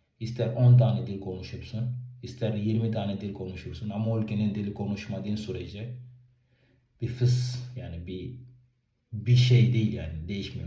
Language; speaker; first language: Turkish; non-native, fluent; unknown